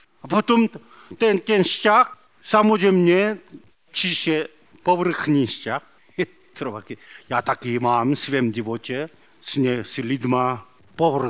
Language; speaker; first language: Czech; non-native, learner; Korean